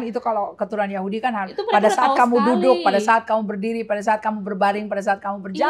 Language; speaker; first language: Indonesian; native; Indonesian